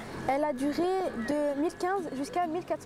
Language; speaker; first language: French; native; French